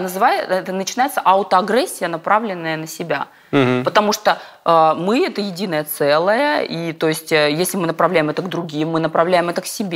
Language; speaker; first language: Russian; native; Russian